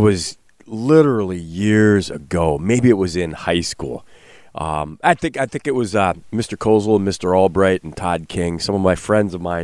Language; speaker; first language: English; native; English